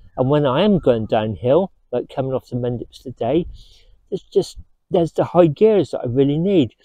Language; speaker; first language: English; native; English